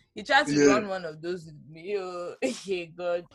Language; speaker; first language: English; non-native, local second language; Yoruba